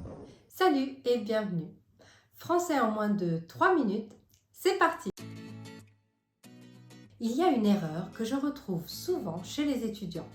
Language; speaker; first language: French; non-native, fluent; Italian